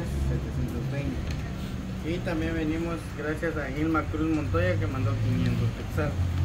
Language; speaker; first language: Spanish; native; Spanish